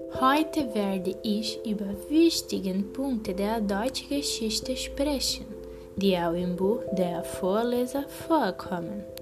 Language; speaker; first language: German; non-native, learner; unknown